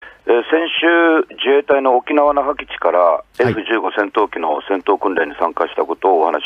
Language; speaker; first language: Japanese; native; Japanese